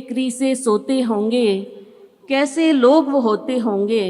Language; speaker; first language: Hindi; native; Hindi